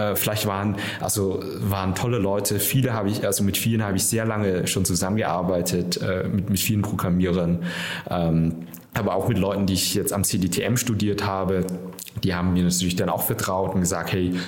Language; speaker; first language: German; early bilingual, other home language; Vietnamese